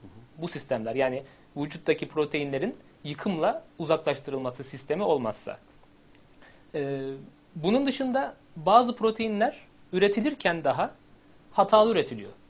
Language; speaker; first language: Turkish; native; Turkish